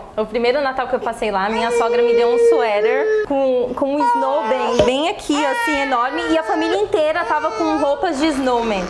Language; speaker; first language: Portuguese; native; Portuguese